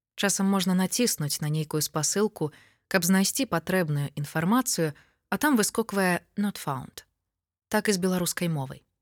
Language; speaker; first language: Belarusian; native; Belarusian